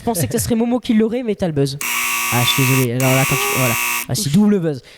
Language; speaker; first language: French; native; French